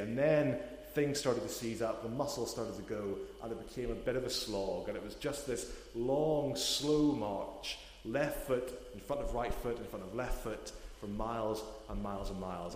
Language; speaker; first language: English; native; English